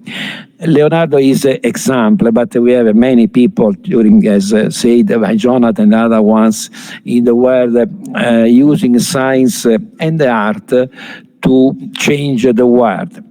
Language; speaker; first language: English; non-native, fluent; Italian